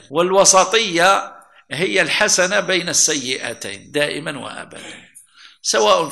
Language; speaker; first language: Arabic; native; Arabic